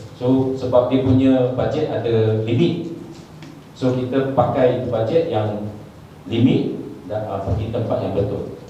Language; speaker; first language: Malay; non-native, local second language; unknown